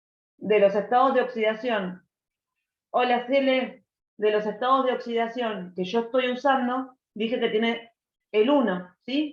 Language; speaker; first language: Spanish; native; Spanish